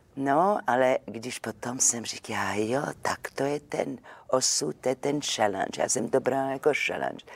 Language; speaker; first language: Czech; non-native, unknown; French